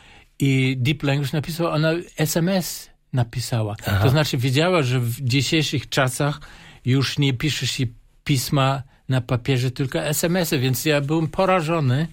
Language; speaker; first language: Polish; non-native, fluent; German